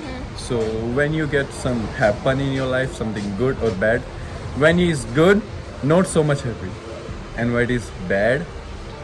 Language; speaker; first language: English; non-native, learner; Hindi